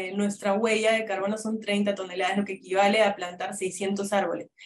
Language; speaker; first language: Spanish; native; Spanish